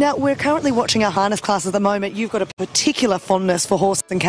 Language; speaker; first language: English; native; English